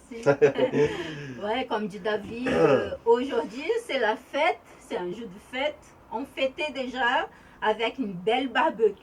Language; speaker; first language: French; non-native, fluent; Portuguese